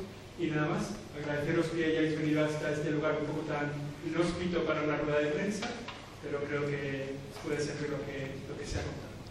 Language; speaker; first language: Spanish; native; Spanish